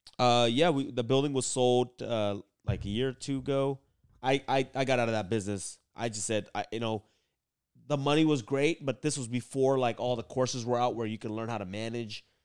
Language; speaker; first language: English; early bilingual, other home language; Vietnamese